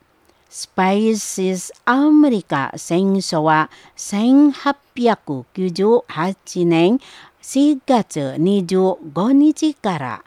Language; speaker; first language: Japanese; non-native, fluent; Indonesian